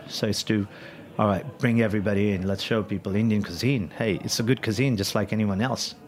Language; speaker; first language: English; non-native, local second language; Punjabi